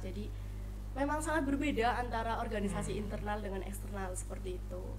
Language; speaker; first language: Indonesian; native; Indonesian